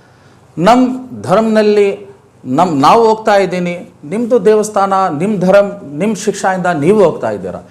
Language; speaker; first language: Kannada; non-native, local second language; Urdu